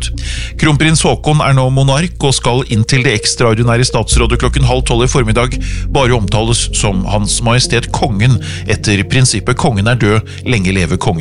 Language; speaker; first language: Norwegian; native; Norwegian